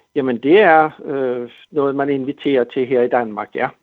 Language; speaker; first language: Danish; native; Danish